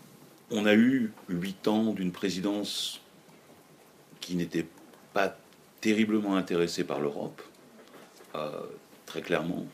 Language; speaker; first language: French; native; French